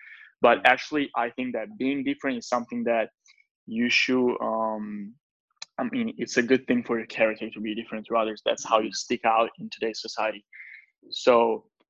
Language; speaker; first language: English; non-native, fluent; Italian